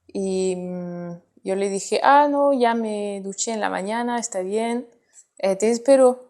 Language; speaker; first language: Spanish; non-native, fluent; French